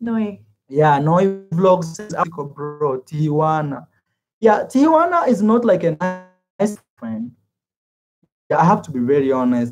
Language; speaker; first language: English; non-native, fluent; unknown